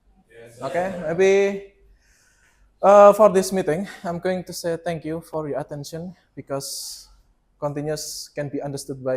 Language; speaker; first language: English; non-native, fluent; Indonesian